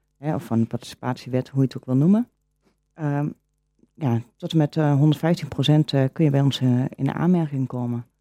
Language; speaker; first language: Dutch; native; Dutch